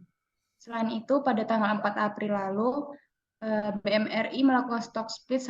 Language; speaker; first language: Indonesian; native; Indonesian